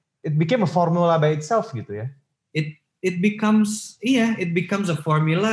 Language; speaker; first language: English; non-native, local second language; Indonesian